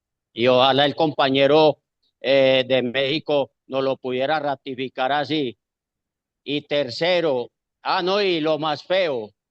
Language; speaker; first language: Spanish; native; Spanish